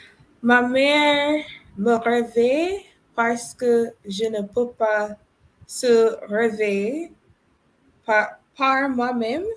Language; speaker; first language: French; non-native, learner; English